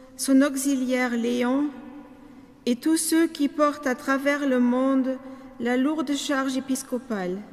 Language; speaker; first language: French; non-native, local second language; Luxembourgish